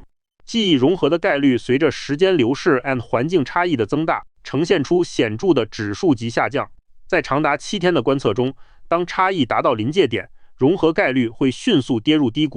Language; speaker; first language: Chinese; native; Chinese